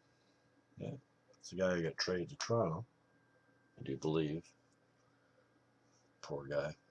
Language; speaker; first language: English; native; English